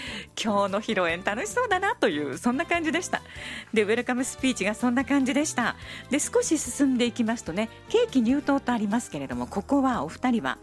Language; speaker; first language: Japanese; native; Japanese